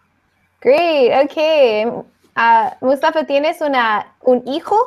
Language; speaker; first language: Spanish; non-native, fluent; English